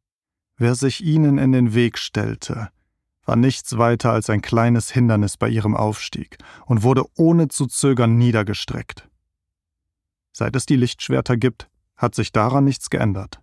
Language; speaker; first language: German; native; German